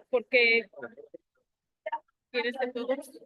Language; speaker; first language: Spanish; early bilingual, heritage; Spanish